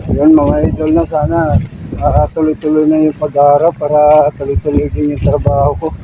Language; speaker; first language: Filipino; native; Filipino